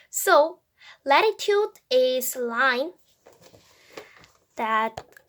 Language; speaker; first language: English; non-native, fluent; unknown